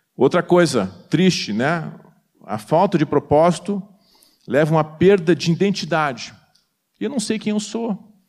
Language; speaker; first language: Portuguese; native; Portuguese